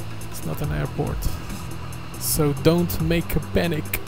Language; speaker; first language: English; non-native, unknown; Turkish